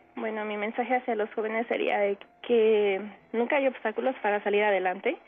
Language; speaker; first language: Spanish; native; Spanish